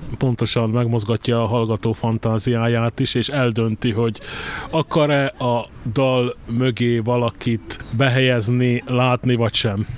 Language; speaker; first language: Hungarian; native; Hungarian